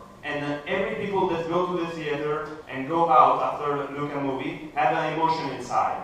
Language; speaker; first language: English; non-native, learner; Italian